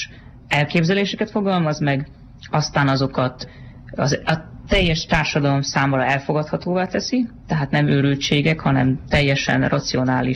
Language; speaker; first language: Hungarian; native; Hungarian